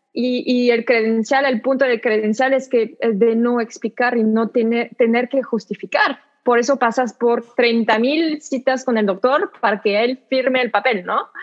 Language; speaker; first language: Spanish; non-native, fluent; French